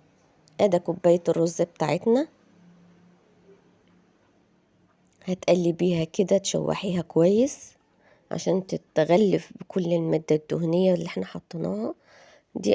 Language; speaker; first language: Arabic; native; Arabic